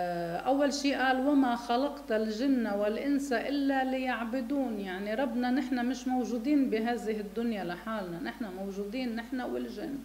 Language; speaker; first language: Arabic; native; Arabic